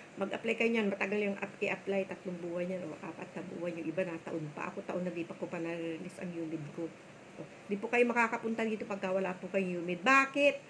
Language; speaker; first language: Filipino; non-native, local second language; Bikol